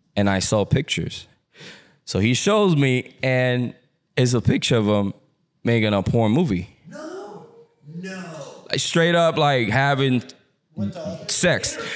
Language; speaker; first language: English; early bilingual, other home language; Spanish